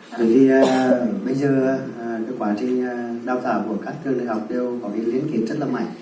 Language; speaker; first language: Vietnamese; native; Vietnamese